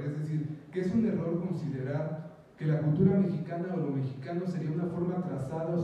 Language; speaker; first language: Spanish; native; Spanish